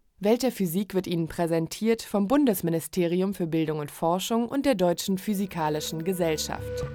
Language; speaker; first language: German; native; German